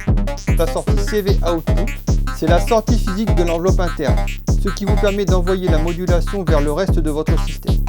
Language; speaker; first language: French; native; French